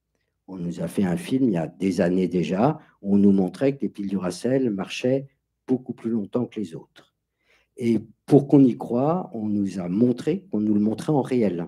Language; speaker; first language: French; native; French